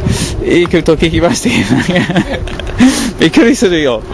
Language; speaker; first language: Japanese; non-native, learner; English